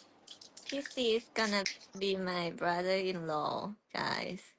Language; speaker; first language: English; non-native, fluent; Thai